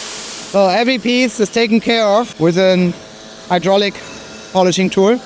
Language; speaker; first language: English; non-native, fluent; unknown